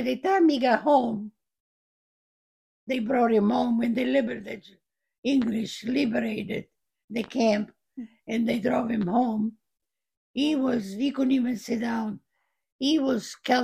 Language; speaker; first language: English; non-native, fluent; Italian